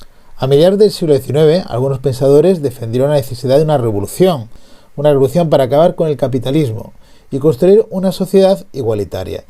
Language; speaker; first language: Spanish; native; Spanish